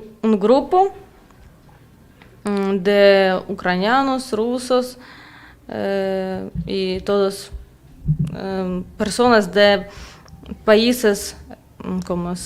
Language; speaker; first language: Spanish; non-native, learner; Russian